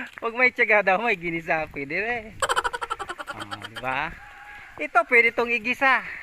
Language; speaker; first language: Filipino; non-native, local second language; Bikol